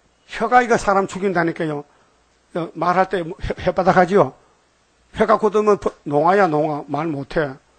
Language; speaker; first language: Korean; native; Korean